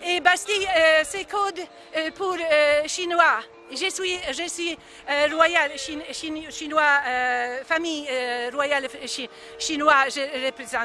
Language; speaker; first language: French; non-native, learner; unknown